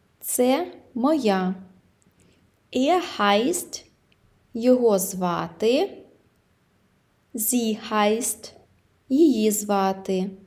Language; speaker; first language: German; non-native, fluent; Ukrainian